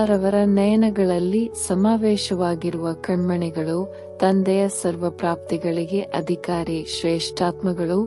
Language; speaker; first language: Kannada; native; Kannada